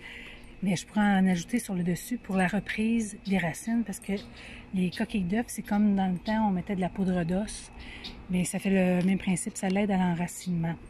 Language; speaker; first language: French; native; French